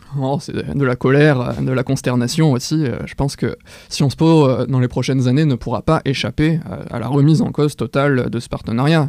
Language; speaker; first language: French; native; French